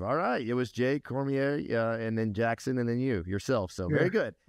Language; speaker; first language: English; native; English